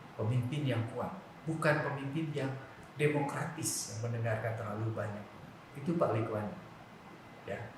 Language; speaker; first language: Indonesian; non-native, local second language; Javanese